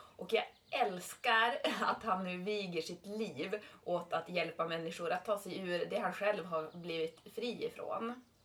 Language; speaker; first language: Swedish; native; Swedish